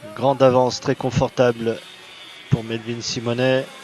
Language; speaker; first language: French; native; French